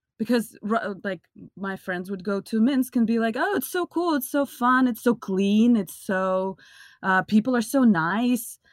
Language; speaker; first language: English; non-native, fluent; Russian